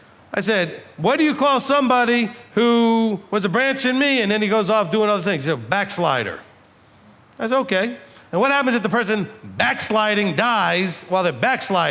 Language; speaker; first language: English; native; English